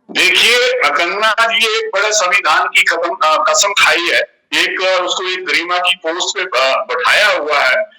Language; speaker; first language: Hindi; native; Hindi